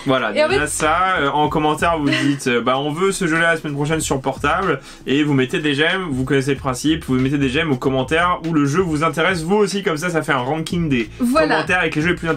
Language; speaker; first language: French; native; French